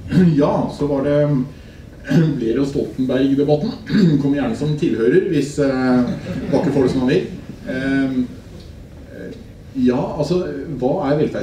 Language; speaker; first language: Norwegian; native; Norwegian